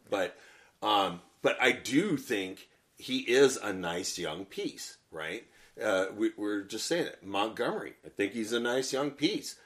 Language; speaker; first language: English; native; English